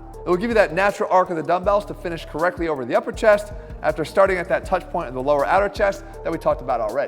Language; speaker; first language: English; native; English